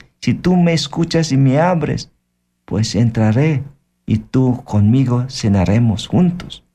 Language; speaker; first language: Spanish; non-native, fluent; Filipino